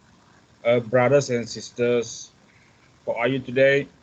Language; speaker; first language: English; non-native, fluent; Malay